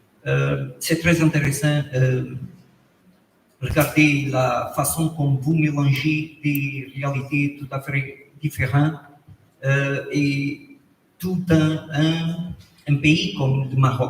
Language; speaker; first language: French; non-native, fluent; Portuguese